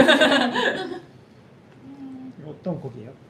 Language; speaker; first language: Korean; non-native, learner; Japanese